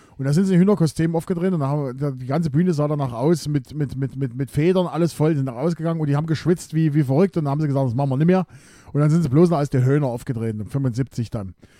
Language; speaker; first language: German; native; German